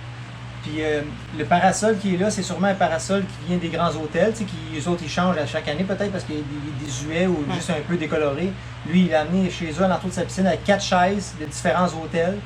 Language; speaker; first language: French; native; French